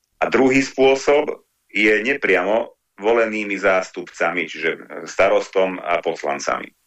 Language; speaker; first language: Slovak; non-native, local second language; Hungarian